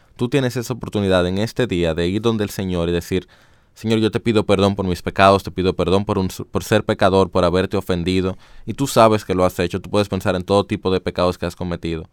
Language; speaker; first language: Spanish; native; Spanish